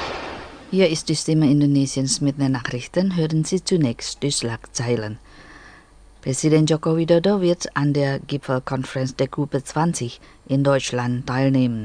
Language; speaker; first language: German; non-native, fluent; Indonesian